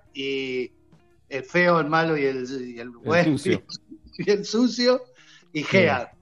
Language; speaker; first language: Spanish; native; Spanish